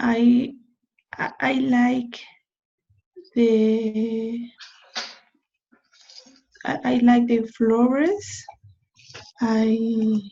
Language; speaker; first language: English; non-native, learner; Spanish